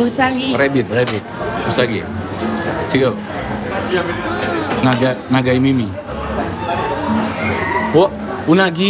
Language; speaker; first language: Japanese; non-native, learner; Indonesian